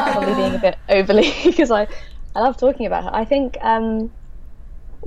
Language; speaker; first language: English; native; English